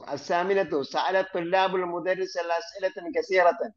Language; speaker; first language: Arabic; non-native, fluent; Malayalam